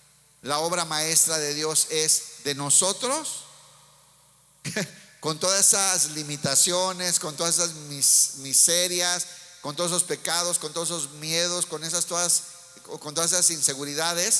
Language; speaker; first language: Spanish; native; Spanish